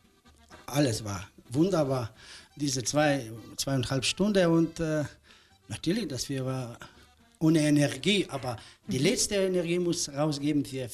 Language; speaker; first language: German; non-native, learner; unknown